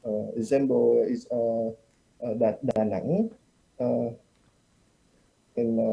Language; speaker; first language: English; non-native, learner; Vietnamese